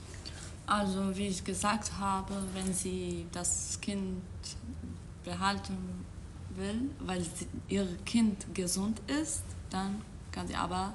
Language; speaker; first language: German; non-native, learner; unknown